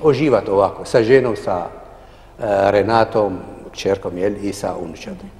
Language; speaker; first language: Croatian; non-native, fluent; Arabic